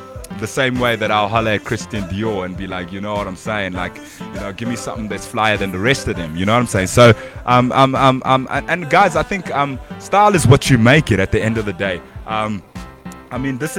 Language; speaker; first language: English; non-native, local second language; Bemba